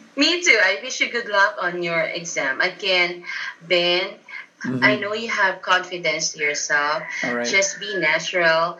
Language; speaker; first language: English; non-native, local second language; Filipino